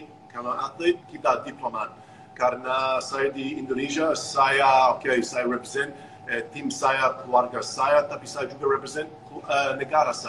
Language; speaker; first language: Indonesian; non-native, fluent; English